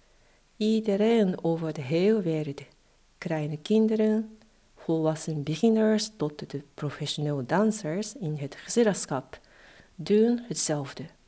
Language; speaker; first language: Dutch; non-native, fluent; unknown